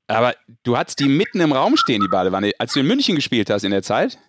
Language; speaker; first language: German; native; German